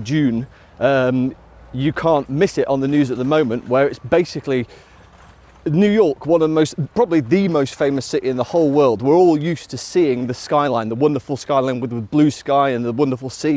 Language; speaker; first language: English; native; English